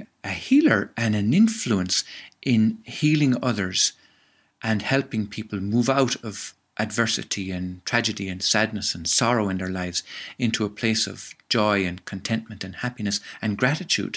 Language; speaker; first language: English; native; English